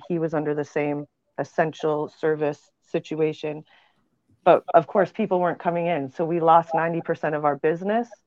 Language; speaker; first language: English; native; English